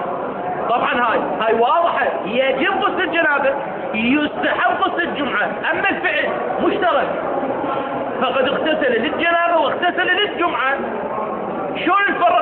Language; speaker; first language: Arabic; native; Arabic